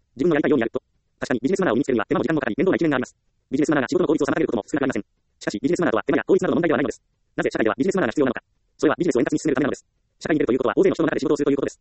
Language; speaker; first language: Japanese; native; Japanese